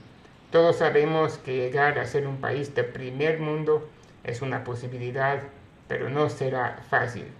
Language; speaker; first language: Spanish; non-native, fluent; English